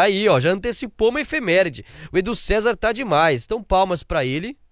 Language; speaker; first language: Portuguese; native; Portuguese